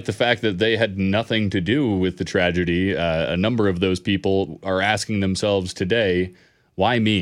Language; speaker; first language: English; native; English